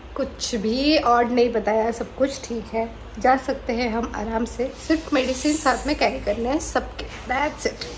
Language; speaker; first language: Hindi; non-native, local second language; Marathi